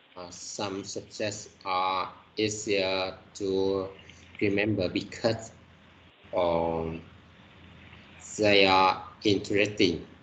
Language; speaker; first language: English; non-native, learner; Vietnamese